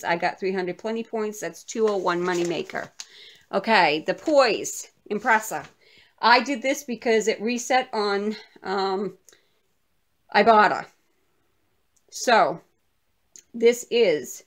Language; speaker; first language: English; native; English